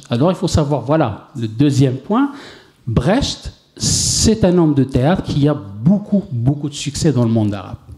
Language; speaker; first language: French; non-native, local second language; Arabic